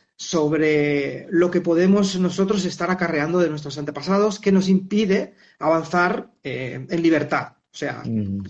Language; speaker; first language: Spanish; native; Spanish